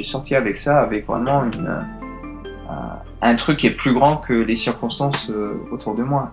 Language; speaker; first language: French; early bilingual, heritage; French